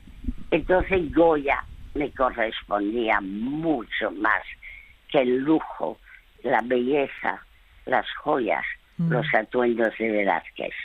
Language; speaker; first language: Spanish; early bilingual, other home language; French